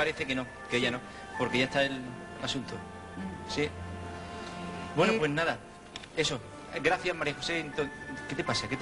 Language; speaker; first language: Spanish; native; Spanish